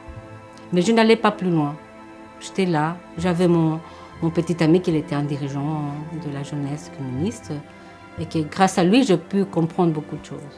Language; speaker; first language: French; non-native, fluent; Spanish